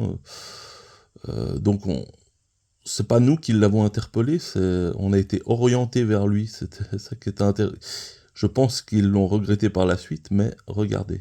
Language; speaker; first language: French; native; French